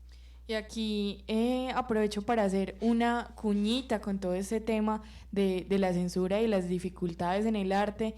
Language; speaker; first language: Spanish; native; Spanish